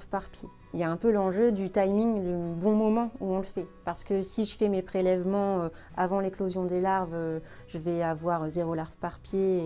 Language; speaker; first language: French; native; French